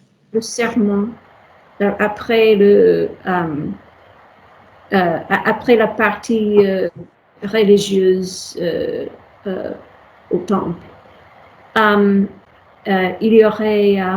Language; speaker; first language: French; non-native, fluent; English